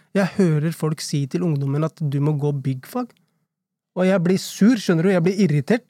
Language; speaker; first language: Norwegian; early bilingual, other home language; Urdu